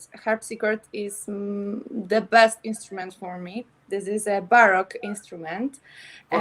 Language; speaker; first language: English; non-native, learner; Polish